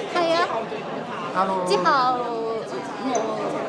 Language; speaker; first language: Cantonese; non-native, learner; Japanese